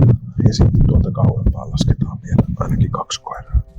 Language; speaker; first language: Finnish; native; Finnish